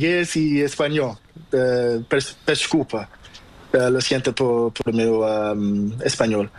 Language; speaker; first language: Spanish; non-native, learner; Portuguese